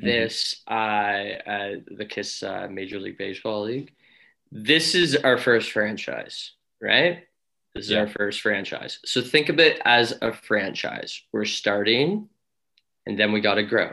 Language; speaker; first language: English; native; English